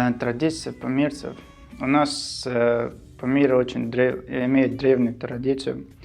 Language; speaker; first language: Russian; non-native, local second language; Shughni